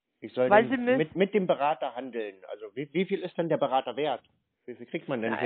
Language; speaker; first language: German; native; German